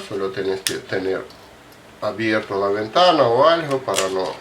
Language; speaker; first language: Spanish; non-native, fluent; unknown